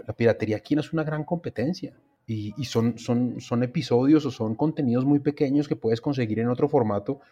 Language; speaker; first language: Spanish; native; Spanish